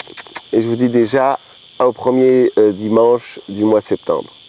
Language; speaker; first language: French; native; French